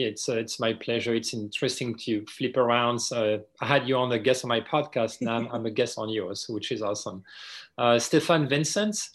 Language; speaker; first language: English; non-native, fluent; French